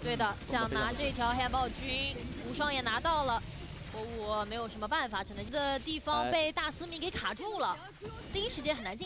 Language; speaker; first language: Chinese; native; Chinese